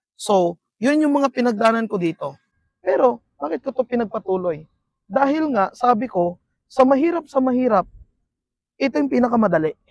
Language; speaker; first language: Filipino; non-native, local second language; Iloko